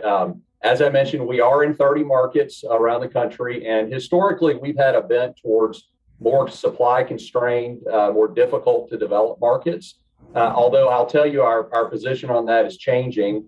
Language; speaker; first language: English; native; English